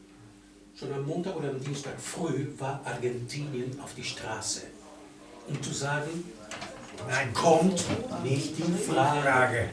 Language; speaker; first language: German; non-native, fluent; Spanish